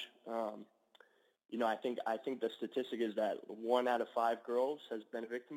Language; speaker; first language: English; native; English